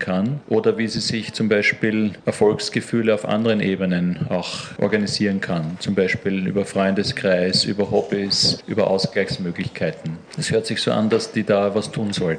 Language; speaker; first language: German; native; German